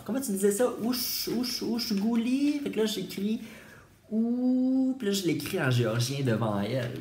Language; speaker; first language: French; native; French